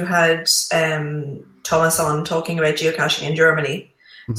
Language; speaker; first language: English; native; English